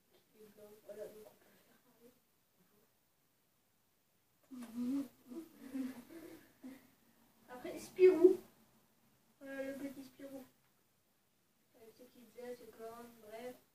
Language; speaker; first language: French; native; French